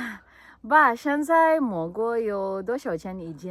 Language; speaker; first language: Chinese; non-native, learner; Filipino